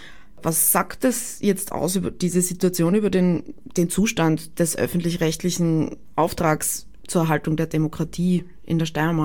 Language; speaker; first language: German; native; German